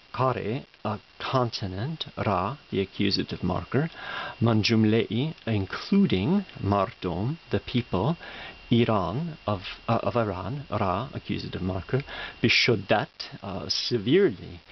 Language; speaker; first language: English; native; English